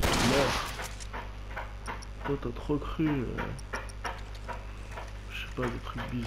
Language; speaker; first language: French; native; French